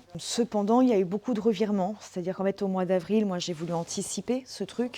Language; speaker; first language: French; native; French